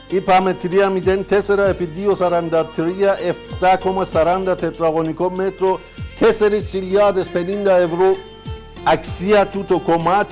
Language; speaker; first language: Greek; non-native, fluent; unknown